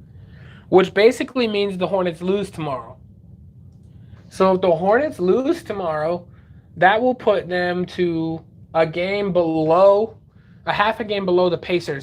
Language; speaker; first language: English; native; English